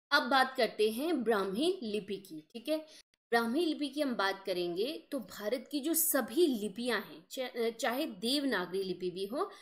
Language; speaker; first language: Hindi; native; Hindi